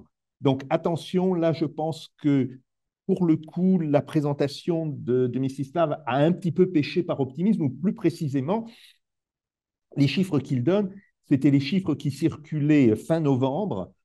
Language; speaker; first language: French; native; French